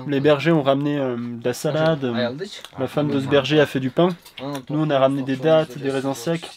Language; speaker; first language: French; native; French